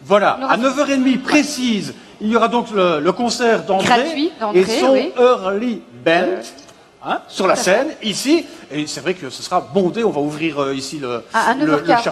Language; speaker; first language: French; native; French